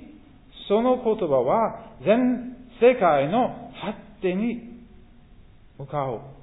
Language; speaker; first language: Japanese; non-native, fluent; English